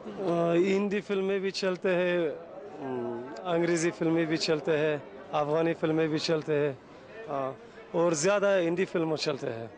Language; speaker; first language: Hindi; non-native, learner; Persian